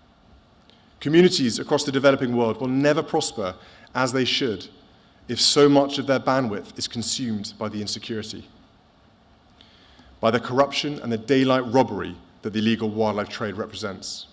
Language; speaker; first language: English; native; English